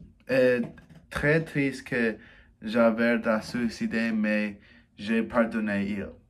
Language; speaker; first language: French; non-native, learner; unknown